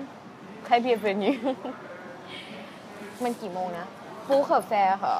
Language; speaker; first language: French; non-native, fluent; Thai